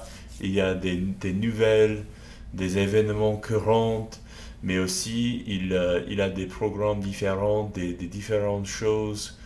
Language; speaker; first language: French; non-native, learner; English